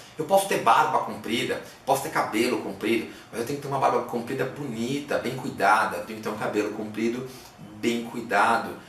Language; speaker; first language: Portuguese; native; Portuguese